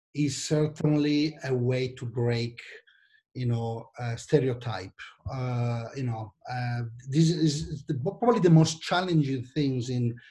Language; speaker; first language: English; non-native, fluent; Italian